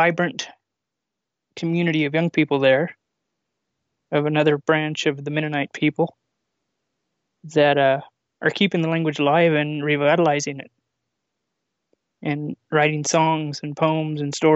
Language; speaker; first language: English; native; English